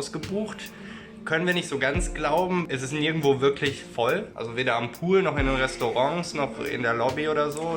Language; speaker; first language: German; native; German